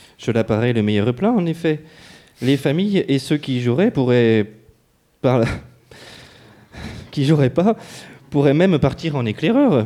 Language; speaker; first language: French; native; French